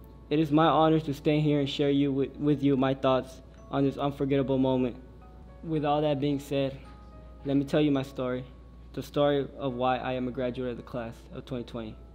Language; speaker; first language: English; early bilingual, other home language; Spanish